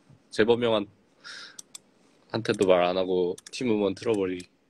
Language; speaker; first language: Korean; native; Korean